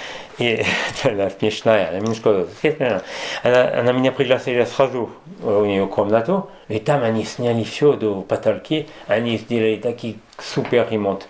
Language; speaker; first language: Russian; non-native, learner; French